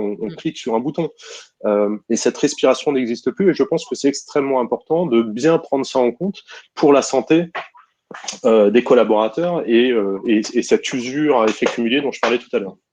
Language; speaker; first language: French; native; French